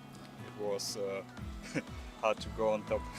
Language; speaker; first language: English; non-native, learner; German